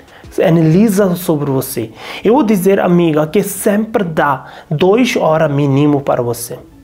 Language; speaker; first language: Portuguese; non-native, learner; Hindi